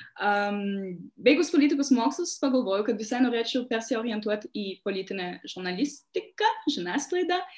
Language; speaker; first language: Lithuanian; early bilingual, heritage; Lithuanian